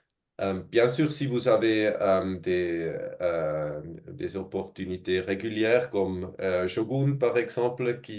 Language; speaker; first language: French; non-native, fluent; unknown